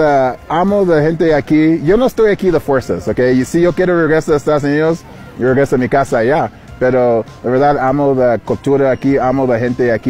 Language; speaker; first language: Spanish; non-native, learner; English